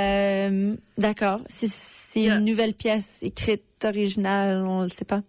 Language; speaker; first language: French; native; French